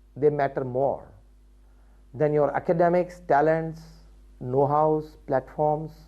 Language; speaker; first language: English; non-native, local second language; Gujarati